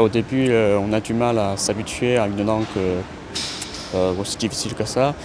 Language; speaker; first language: French; non-native, fluent; Chinese